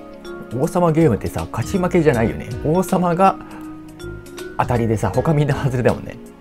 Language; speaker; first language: Japanese; native; Japanese